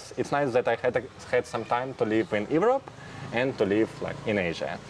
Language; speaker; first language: English; non-native, fluent; Russian